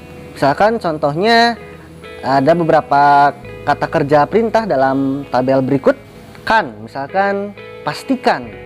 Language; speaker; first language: Indonesian; native; Indonesian